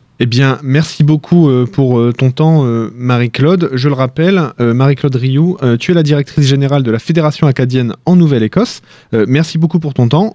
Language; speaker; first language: French; native; French